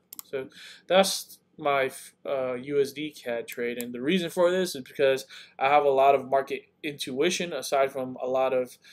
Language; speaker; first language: English; native; English